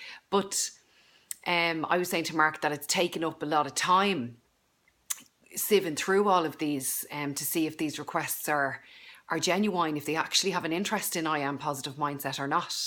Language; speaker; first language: English; native; English